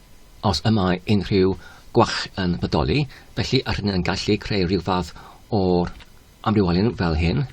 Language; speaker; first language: Welsh; non-native, learner; Polish